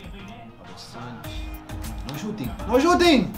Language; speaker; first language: English; non-native, learner; Arabic